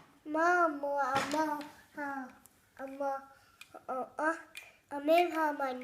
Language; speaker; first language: Danish; native; Danish